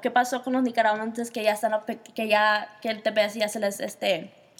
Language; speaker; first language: Spanish; early bilingual, heritage; Spanish